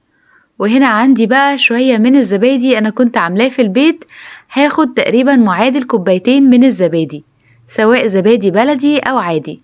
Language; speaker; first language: Arabic; native; Arabic